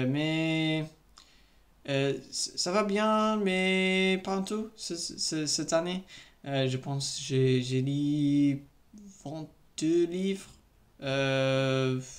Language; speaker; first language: French; non-native, learner; English